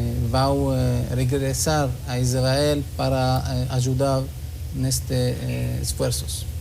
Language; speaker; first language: Spanish; non-native, learner; Hebrew